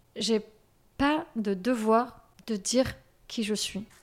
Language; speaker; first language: French; native; French